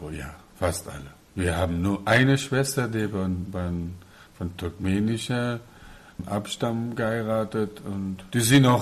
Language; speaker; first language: German; non-native, learner; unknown